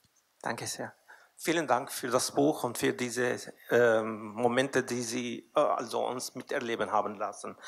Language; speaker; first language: German; non-native, fluent; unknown